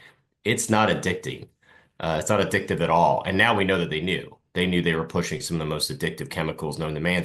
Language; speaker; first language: English; native; English